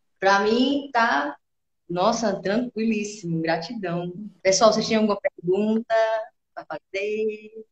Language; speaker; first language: Portuguese; native; Portuguese